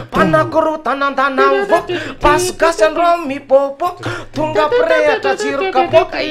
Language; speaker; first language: Malagasy; native; Malagasy